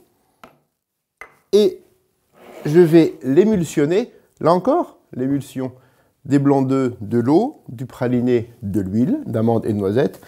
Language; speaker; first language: French; native; French